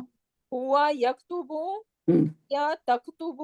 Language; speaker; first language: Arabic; non-native, fluent; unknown